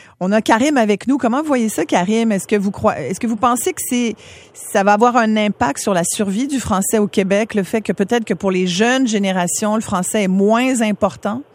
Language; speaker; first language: French; native; French